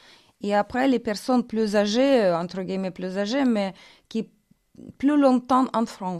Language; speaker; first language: French; non-native, fluent; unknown